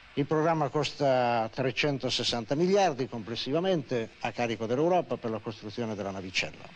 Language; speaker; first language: Italian; native; Italian